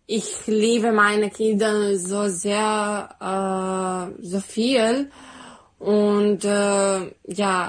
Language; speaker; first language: German; non-native, learner; Serbian